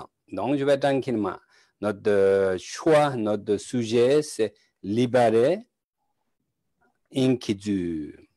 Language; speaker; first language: French; non-native, learner; Tibetan